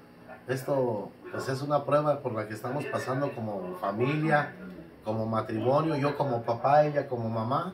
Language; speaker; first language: Spanish; native; Spanish